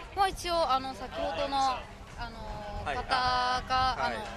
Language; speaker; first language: Japanese; non-native, fluent; Chinese